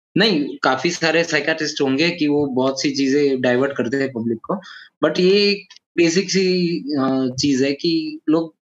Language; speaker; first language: Hindi; non-native, local second language; Gujarati